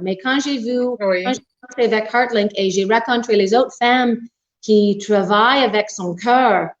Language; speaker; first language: French; non-native, local second language; English